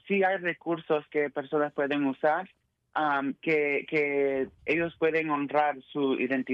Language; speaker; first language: Spanish; early bilingual, heritage; Spanish